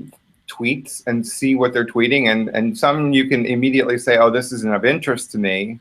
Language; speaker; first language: English; native; English